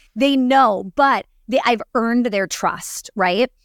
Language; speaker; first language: English; native; English